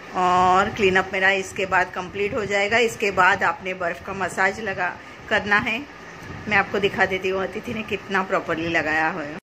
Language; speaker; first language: Hindi; native; Hindi